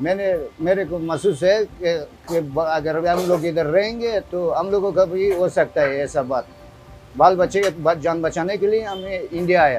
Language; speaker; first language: Hindi; non-native, learner; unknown